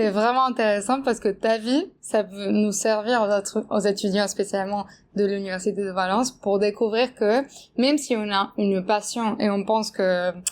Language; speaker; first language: French; non-native, fluent; Spanish